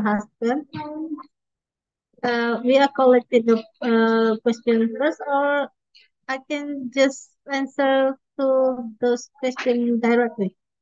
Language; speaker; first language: English; non-native, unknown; Indonesian